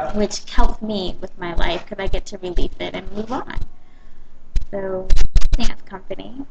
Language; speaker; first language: English; native; English